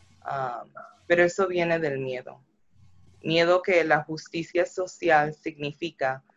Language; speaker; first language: Spanish; early bilingual, other home language; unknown